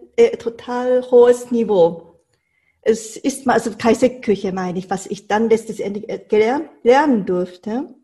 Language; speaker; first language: German; non-native, fluent; Japanese